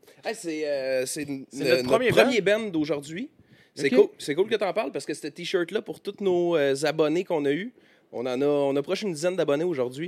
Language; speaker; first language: French; native; French